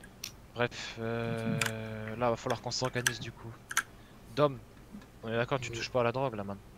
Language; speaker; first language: French; native; French